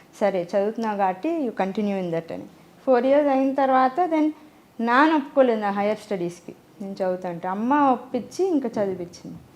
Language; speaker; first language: Telugu; native; Telugu